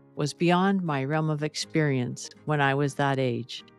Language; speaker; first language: English; native; English